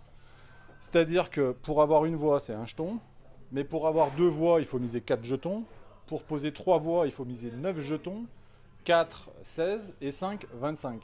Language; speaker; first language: French; native; French